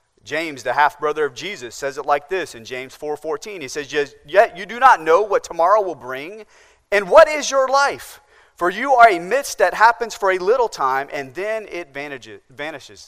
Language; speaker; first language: English; native; English